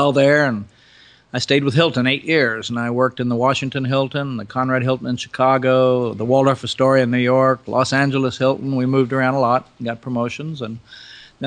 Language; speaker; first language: English; native; English